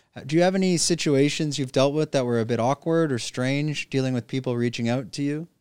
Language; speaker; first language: English; native; English